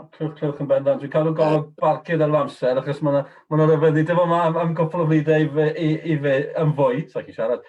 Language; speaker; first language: Welsh; native; Welsh